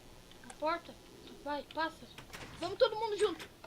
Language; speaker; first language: Portuguese; native; Portuguese